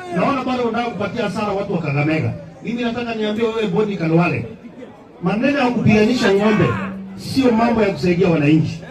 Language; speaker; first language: Swahili; non-native, local second language; Kalenjin